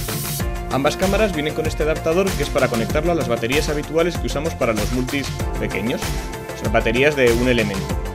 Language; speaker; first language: Spanish; native; Spanish